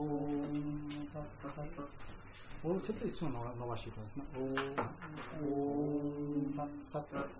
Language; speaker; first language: Japanese; non-native, learner; Bangla